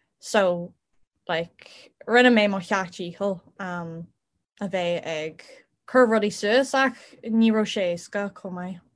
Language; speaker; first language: Irish; non-native, local second language; English